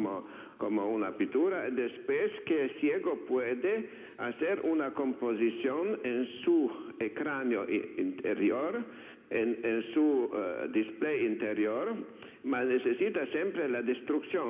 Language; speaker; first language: Spanish; non-native, fluent; Slovenian